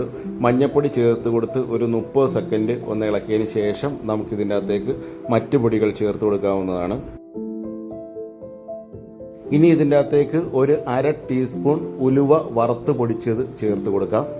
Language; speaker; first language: Malayalam; native; Malayalam